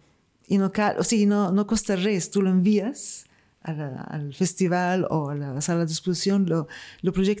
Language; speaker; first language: Catalan; non-native, fluent; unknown